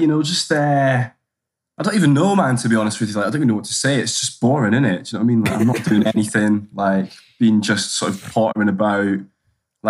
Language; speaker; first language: English; native; English